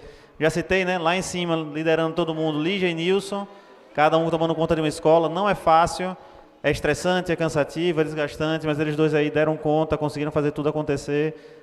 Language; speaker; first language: Portuguese; native; Portuguese